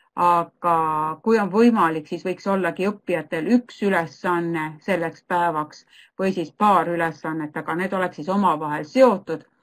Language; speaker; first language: Estonian; native; Estonian